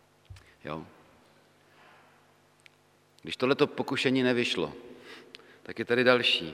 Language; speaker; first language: Czech; native; Czech